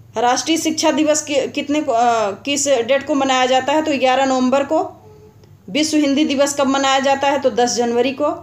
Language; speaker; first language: Hindi; native; Hindi